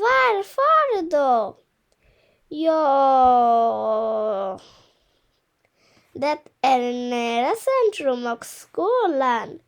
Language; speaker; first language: Swedish; non-native, fluent; Bangla